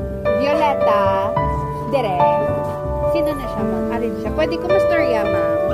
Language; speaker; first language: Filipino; non-native, local second language; Hiligaynon